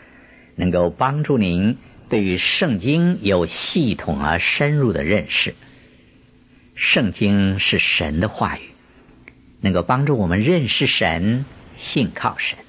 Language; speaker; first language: Chinese; native; Chinese